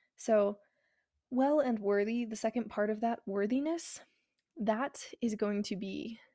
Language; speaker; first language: English; native; English